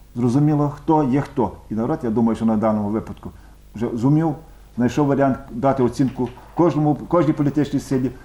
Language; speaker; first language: Ukrainian; native; Ukrainian